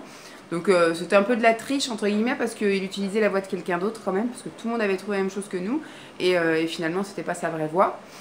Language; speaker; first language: French; native; French